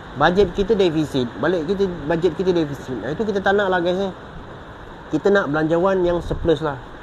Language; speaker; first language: Malay; native; Malay